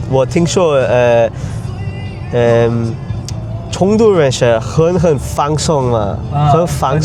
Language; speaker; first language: Chinese; non-native, learner; English